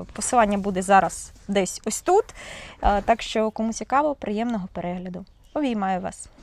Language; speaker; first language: Ukrainian; native; Ukrainian